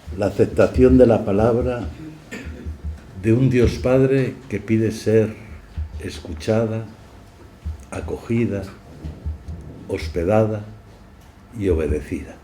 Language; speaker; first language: Spanish; native; Spanish